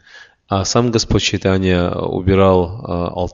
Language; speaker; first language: Russian; native; Russian